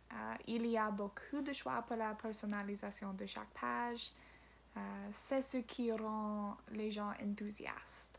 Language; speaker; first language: French; non-native, learner; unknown